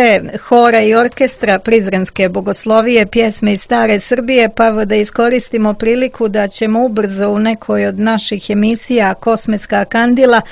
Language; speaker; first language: Croatian; native; Croatian